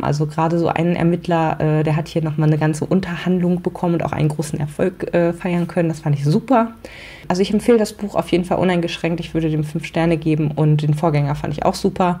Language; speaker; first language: German; native; German